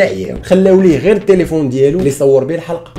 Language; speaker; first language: Arabic; native; Arabic